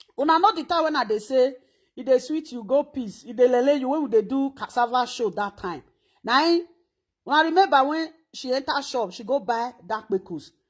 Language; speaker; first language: Nigerian Pidgin; non-native, local second language; Esan